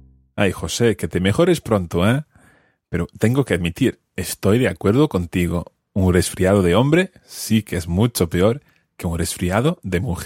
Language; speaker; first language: Spanish; non-native, fluent; English